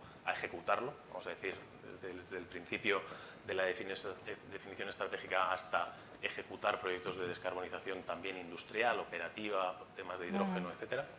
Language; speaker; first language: Spanish; native; Spanish